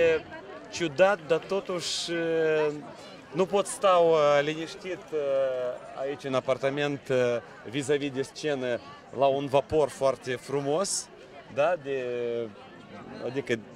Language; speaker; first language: Romanian; non-native, local second language; Russian